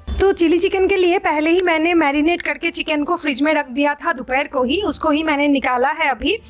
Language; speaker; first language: Hindi; non-native, local second language; Bangla